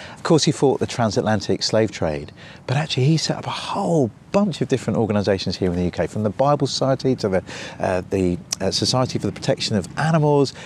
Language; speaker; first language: English; native; English